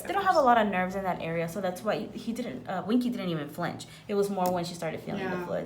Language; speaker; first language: English; native; English